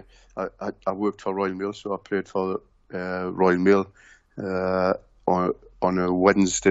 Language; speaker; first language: English; native; English